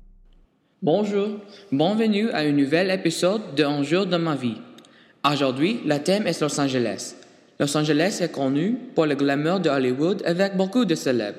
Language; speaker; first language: French; non-native, learner; English